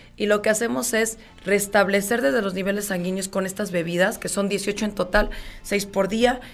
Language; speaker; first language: Spanish; native; Spanish